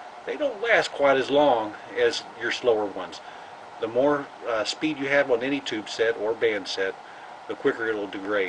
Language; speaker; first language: English; native; English